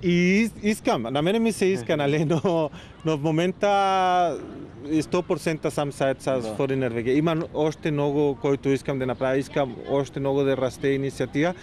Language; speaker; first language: Bulgarian; non-native, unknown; Spanish